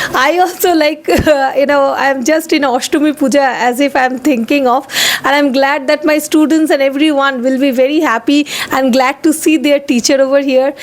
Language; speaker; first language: English; non-native, local second language; Bangla